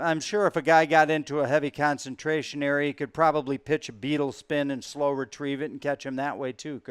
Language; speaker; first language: English; native; English